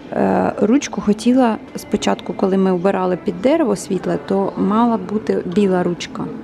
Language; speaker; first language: Ukrainian; native; Ukrainian